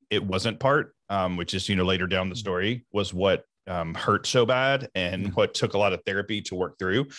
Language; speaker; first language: English; native; English